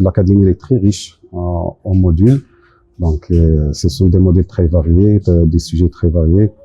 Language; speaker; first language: French; non-native, local second language; Arabic